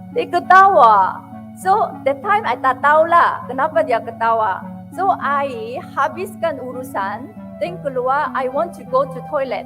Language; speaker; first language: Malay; non-native, fluent; Korean